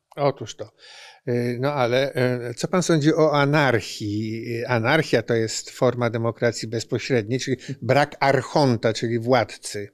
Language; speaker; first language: Polish; native; Polish